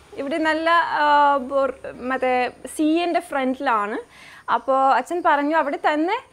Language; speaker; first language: Malayalam; non-native, fluent; French